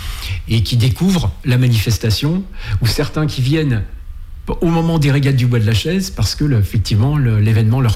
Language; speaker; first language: French; native; French